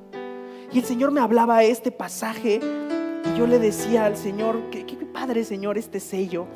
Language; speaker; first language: Spanish; native; Spanish